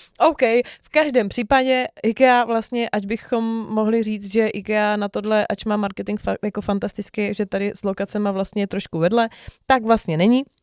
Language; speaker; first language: Czech; native; Czech